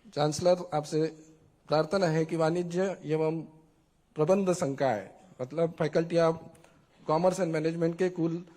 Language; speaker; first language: Hindi; non-native, local second language; Marathi